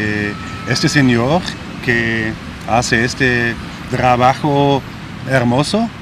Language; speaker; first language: Spanish; non-native, learner; German